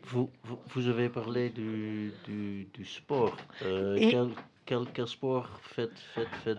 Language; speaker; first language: French; non-native, fluent; Dutch